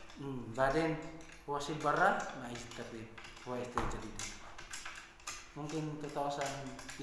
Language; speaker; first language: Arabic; non-native, learner; Indonesian